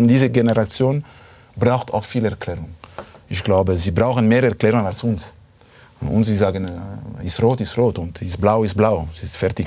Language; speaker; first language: German; non-native, fluent; Italian